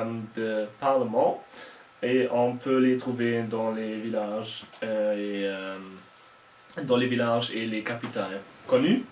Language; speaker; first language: French; non-native, learner; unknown